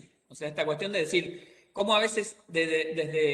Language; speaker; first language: Spanish; native; Spanish